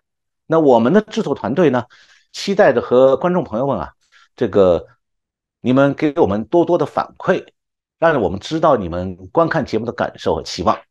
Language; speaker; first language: Chinese; native; Chinese